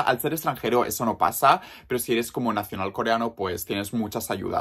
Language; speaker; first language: Spanish; native; Spanish